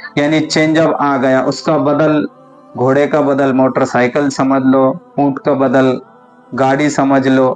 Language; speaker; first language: Urdu; native; Urdu